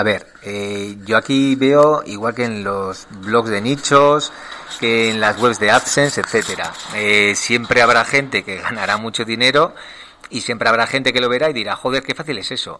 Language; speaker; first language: Spanish; native; Spanish